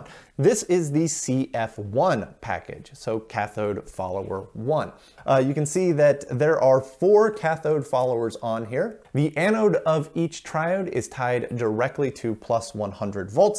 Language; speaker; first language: English; native; English